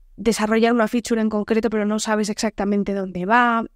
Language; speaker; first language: Spanish; native; Spanish